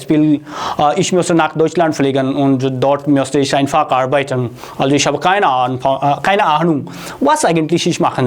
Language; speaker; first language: German; non-native, fluent; Hindi